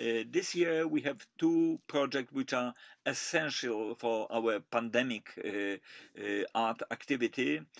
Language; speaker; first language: English; non-native, fluent; Polish